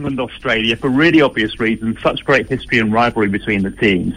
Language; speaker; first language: English; native; English